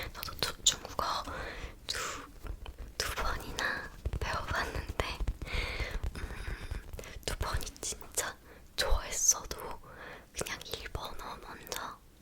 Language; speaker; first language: Korean; non-native, fluent; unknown